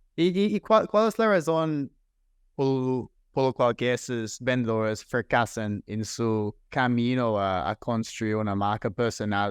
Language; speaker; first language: Spanish; non-native, fluent; English